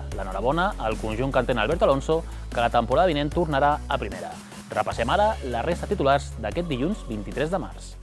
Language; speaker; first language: Catalan; native; Catalan